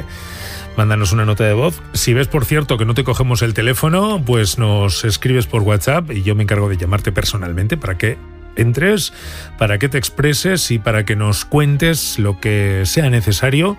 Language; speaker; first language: Spanish; native; Spanish